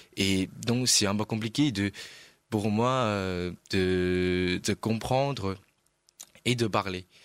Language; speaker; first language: French; non-native, learner; Chinese